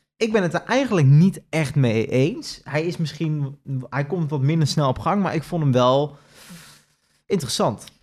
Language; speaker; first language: Dutch; native; Dutch